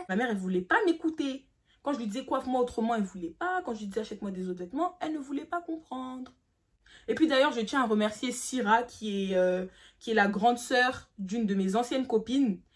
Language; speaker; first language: French; early bilingual, other home language; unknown